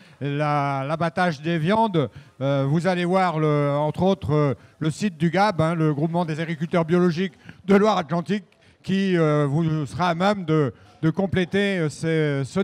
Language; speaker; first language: French; native; French